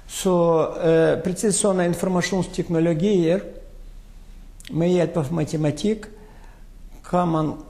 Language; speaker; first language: Swedish; non-native, fluent; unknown